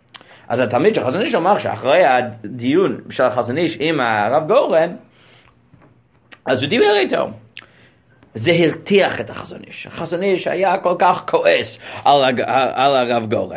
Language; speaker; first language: Hebrew; non-native, fluent; English